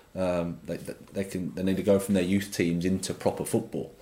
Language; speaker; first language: English; native; English